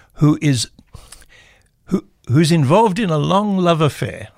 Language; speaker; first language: English; native; English